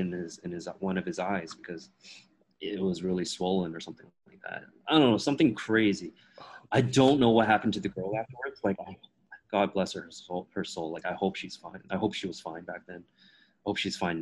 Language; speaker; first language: English; non-native, fluent; Min Nan Chinese